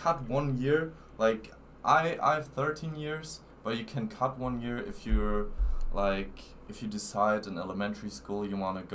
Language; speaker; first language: English; non-native, fluent; German